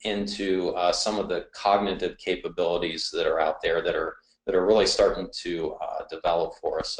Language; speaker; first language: English; native; English